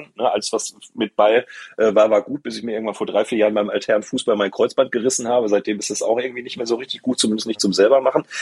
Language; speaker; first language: German; native; German